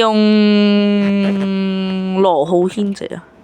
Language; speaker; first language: Chinese; early bilingual, heritage; Cantonese